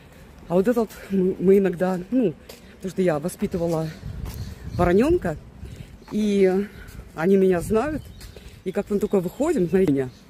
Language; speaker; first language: Russian; native; Russian